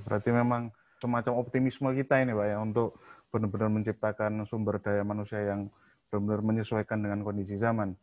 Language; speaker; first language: Indonesian; native; Indonesian